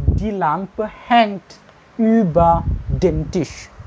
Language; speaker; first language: German; non-native, fluent; Indonesian